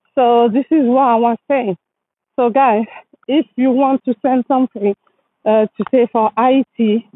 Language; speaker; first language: English; non-native, fluent; French